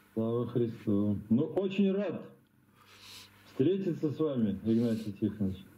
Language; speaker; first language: Russian; native; Russian